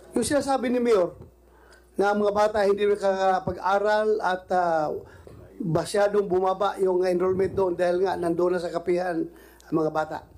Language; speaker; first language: Filipino; non-native, local second language; Cebuano